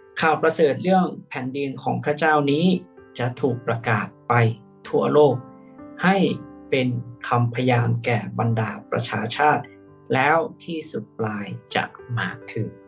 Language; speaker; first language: Thai; native; Thai